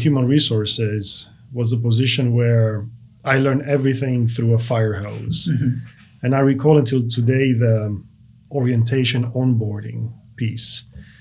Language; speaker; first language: English; non-native, fluent; Romanian